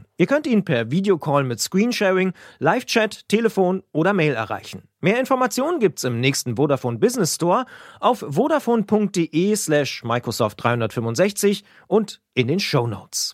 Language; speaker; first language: German; native; German